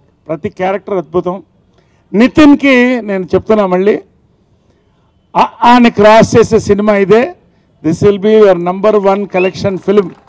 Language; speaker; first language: Telugu; native; Telugu